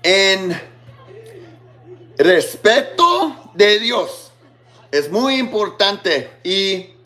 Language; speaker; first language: Spanish; non-native, learner; English